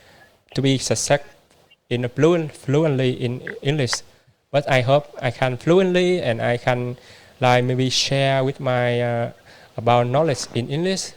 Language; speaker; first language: English; non-native, learner; Vietnamese